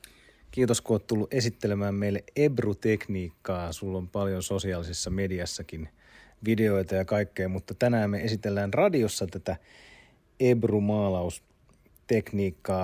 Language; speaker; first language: Finnish; native; Finnish